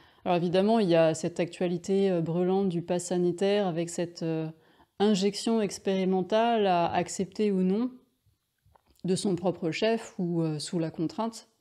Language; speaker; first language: French; native; French